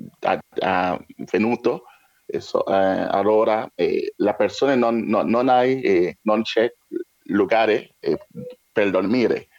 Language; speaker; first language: Italian; non-native, learner; French